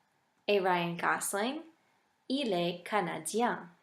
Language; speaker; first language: French; non-native, fluent; English